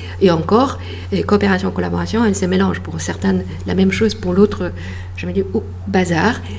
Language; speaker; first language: French; non-native, fluent; Polish